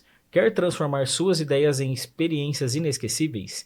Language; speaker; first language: Portuguese; native; Portuguese